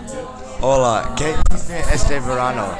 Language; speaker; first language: Spanish; non-native, learner; English